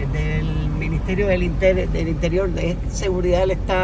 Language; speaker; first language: Spanish; native; Spanish